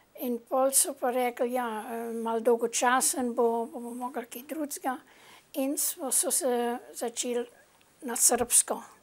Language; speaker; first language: Slovenian; early bilingual, heritage; Slovenian